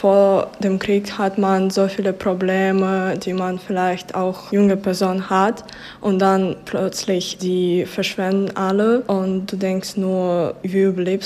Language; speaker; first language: German; non-native, fluent; Ukrainian